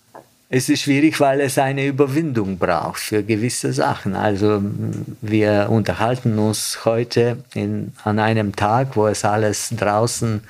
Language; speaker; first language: German; non-native, fluent; Bulgarian